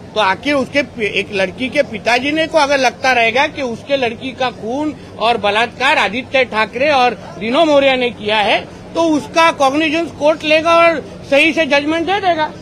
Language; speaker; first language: Hindi; non-native, local second language; Marathi